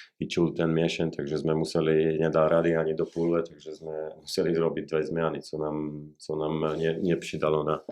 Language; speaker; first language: Polish; non-native, learner; Slovak